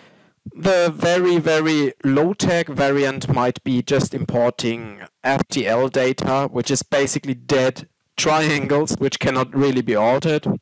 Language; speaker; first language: English; non-native, fluent; German